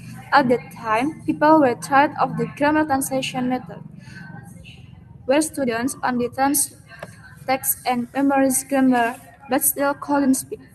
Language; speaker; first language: English; non-native, learner; Indonesian